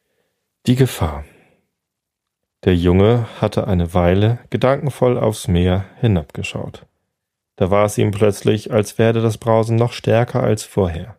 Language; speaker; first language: German; native; German